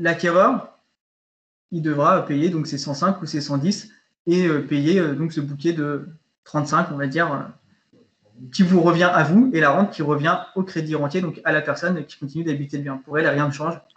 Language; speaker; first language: French; native; French